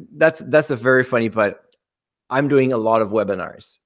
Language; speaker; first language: English; non-native, fluent; French